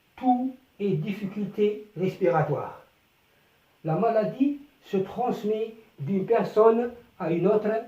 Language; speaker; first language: French; non-native, local second language; Arabic